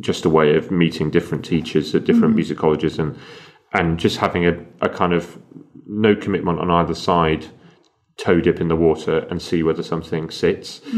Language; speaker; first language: English; native; English